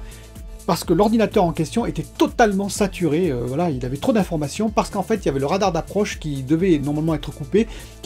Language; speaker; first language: French; native; French